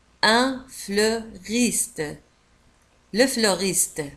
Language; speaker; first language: French; non-native, local second language; Arabic